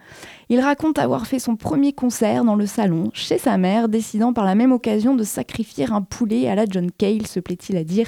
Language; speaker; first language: French; native; French